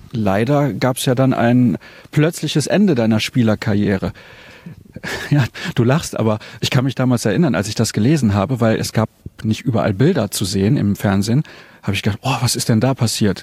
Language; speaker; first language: German; native; German